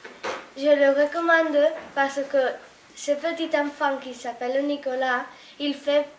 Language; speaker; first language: French; non-native, learner; Catalan